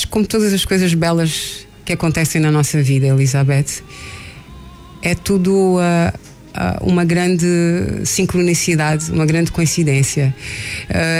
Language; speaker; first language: Portuguese; non-native, local second language; Kabuverdianu